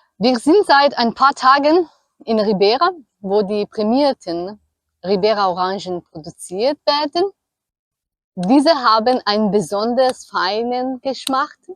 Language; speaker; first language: German; non-native, fluent; Spanish